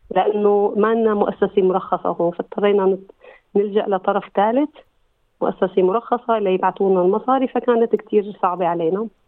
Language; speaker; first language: Arabic; native; Arabic